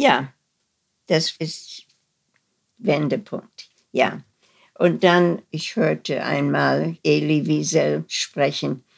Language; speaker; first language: German; early bilingual, heritage; German